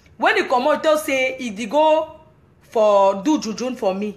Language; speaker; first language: English; non-native, local second language; French